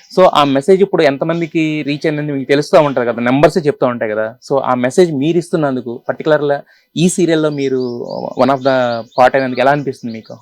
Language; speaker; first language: Telugu; native; Telugu